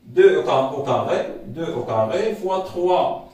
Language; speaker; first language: French; non-native, local second language; Arabic